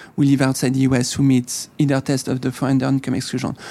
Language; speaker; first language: English; native; English